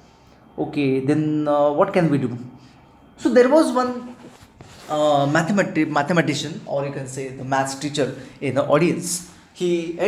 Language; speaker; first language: English; non-native, local second language; Hindi